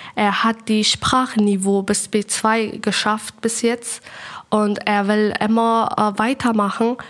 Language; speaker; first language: German; non-native, learner; Persian